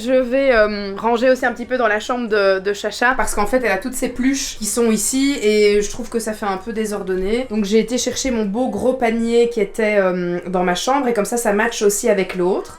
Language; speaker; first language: French; native; French